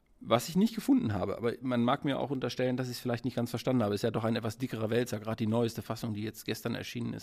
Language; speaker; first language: German; native; German